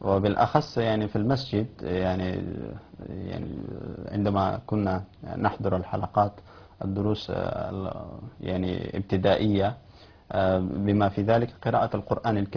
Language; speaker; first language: Arabic; non-native, fluent; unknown